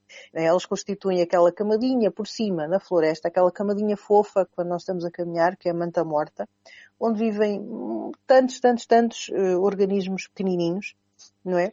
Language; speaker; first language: Portuguese; native; Portuguese